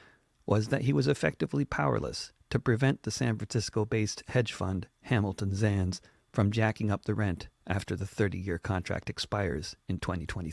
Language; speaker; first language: English; native; English